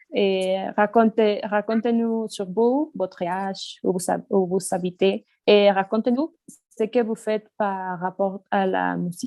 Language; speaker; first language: French; non-native, fluent; Spanish